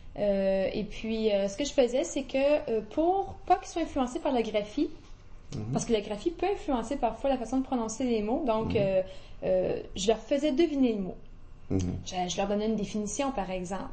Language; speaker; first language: French; native; French